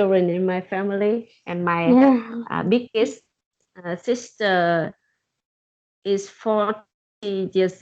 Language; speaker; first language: English; non-native, learner; Vietnamese